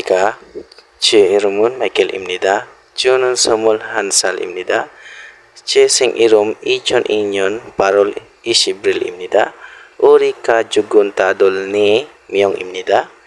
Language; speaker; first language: Korean; non-native, learner; Filipino